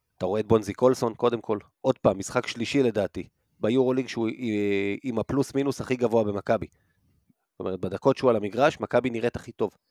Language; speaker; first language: Hebrew; native; Hebrew